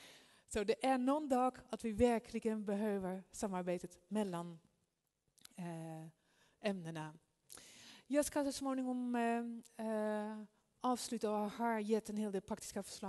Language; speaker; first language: Swedish; non-native, fluent; Dutch